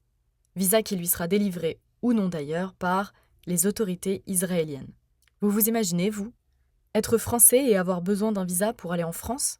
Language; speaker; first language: French; native; French